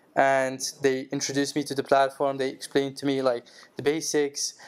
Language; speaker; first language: English; non-native, fluent; Arabic